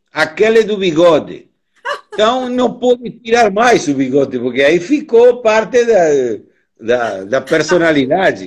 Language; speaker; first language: Portuguese; non-native, learner; Spanish